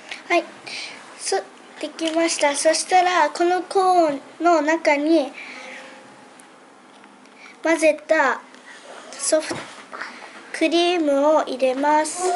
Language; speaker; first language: Japanese; early bilingual, other home language; Spanish